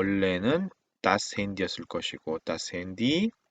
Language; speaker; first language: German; non-native, fluent; Korean